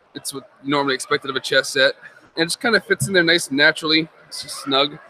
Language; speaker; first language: English; native; English